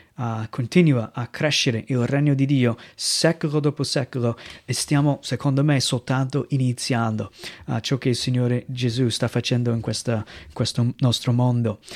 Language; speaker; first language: Italian; non-native, fluent; English